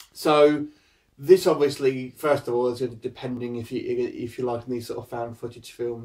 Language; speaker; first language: English; native; English